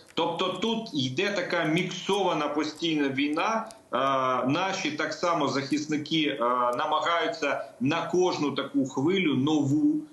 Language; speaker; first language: Ukrainian; native; Ukrainian